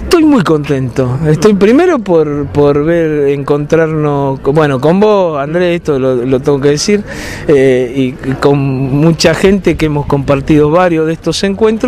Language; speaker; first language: Spanish; native; Spanish